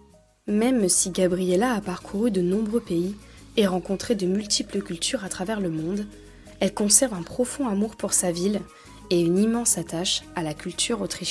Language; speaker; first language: French; native; French